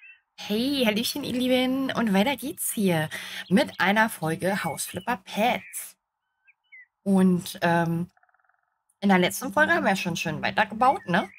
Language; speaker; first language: German; native; German